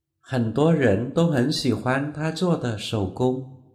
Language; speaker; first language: Chinese; non-native, fluent; Vietnamese